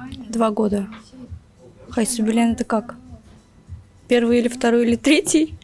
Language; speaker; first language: Russian; non-native, local second language; Turkmen